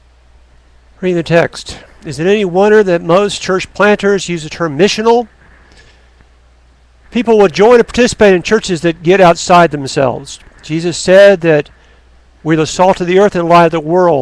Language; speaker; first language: English; native; English